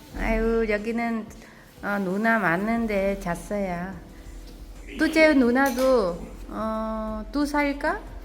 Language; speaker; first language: Korean; non-native, learner; Vietnamese